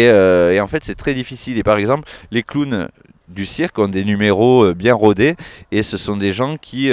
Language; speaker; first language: French; native; French